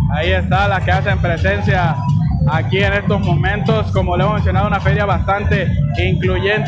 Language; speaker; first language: Spanish; native; Spanish